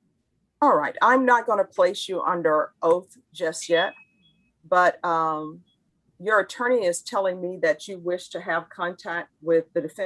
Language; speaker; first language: English; native; English